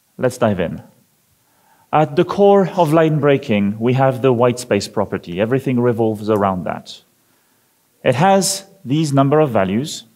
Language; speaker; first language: English; non-native, fluent; French